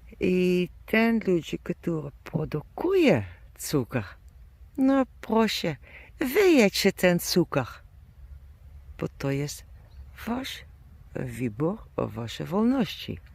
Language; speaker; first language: Polish; non-native, learner; German